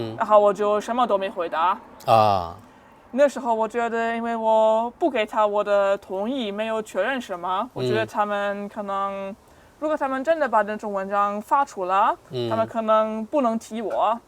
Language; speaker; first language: Chinese; non-native, fluent; German